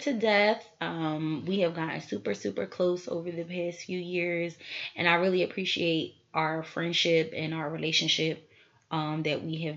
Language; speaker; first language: English; native; English